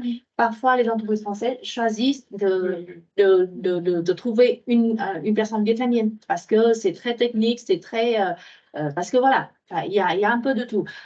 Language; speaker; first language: French; non-native, fluent; Vietnamese